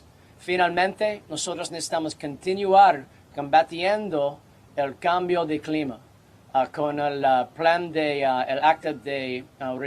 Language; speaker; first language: Spanish; non-native, learner; English